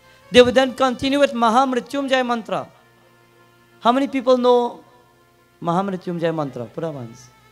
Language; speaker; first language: English; native; English